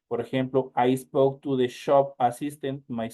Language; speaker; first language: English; non-native, learner; Spanish